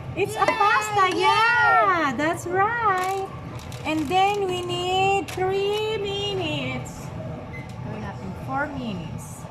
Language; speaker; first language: English; non-native, learner; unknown